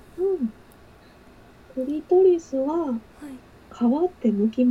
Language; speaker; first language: Japanese; native; Japanese